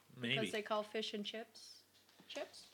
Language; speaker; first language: English; native; English